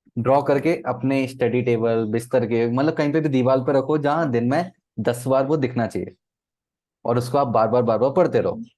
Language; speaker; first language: Hindi; native; Hindi